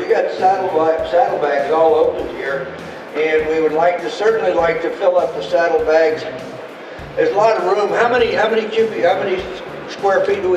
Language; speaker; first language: English; native; English